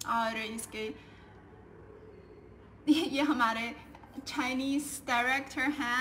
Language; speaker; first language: Hindi; non-native, learner; Chinese